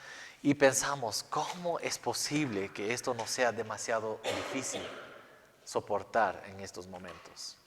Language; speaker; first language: Spanish; non-native, fluent; English